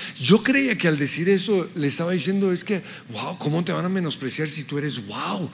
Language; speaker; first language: Spanish; early bilingual, other home language; English